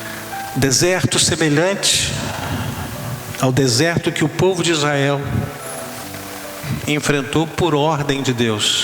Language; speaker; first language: Portuguese; native; Portuguese